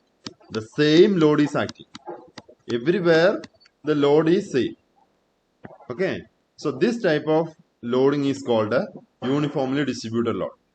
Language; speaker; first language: English; non-native, local second language; Malayalam